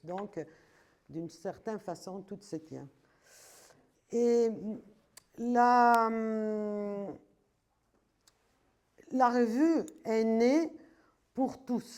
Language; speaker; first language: French; non-native, fluent; Italian